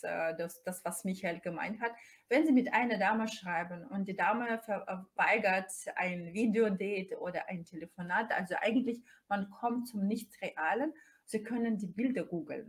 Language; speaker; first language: German; non-native, fluent; Russian